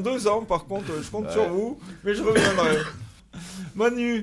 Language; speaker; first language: French; native; French